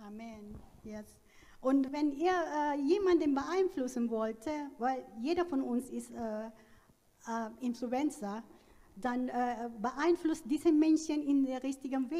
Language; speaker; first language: German; non-native, fluent; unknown